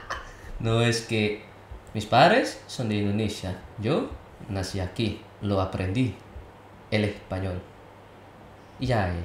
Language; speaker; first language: Spanish; early bilingual, other home language; Indonesian